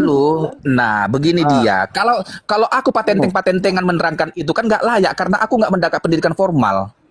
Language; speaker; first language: Indonesian; native; Indonesian